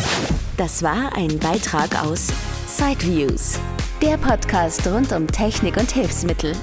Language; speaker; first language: German; native; German